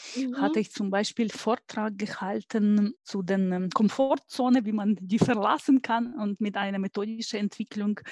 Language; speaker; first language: German; non-native, fluent; Ukrainian